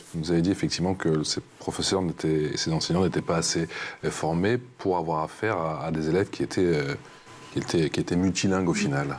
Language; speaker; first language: French; native; French